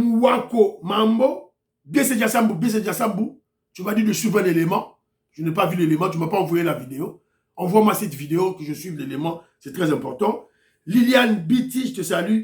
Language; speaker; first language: French; non-native, local second language; Lingala